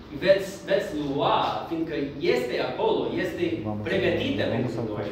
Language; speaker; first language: Romanian; non-native, learner; English